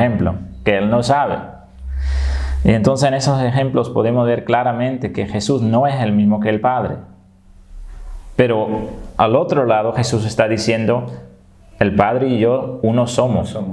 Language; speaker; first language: Spanish; non-native, fluent; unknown